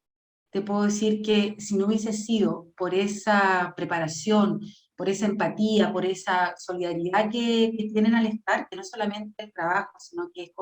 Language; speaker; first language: Spanish; native; Spanish